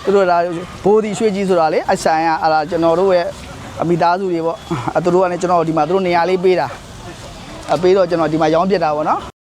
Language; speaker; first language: Burmese; native; Burmese